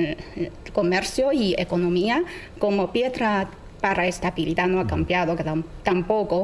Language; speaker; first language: Spanish; non-native, fluent; Chinese